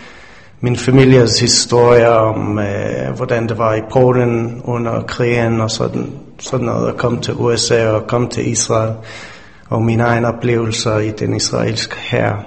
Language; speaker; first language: Danish; non-native, fluent; English